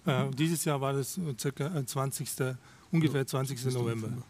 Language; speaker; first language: German; non-native, fluent; Russian